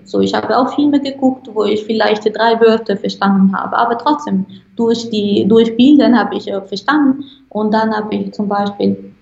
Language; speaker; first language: German; non-native, fluent; Italian